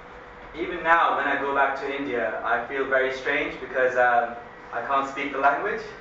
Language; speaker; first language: English; early bilingual, other home language; Hindi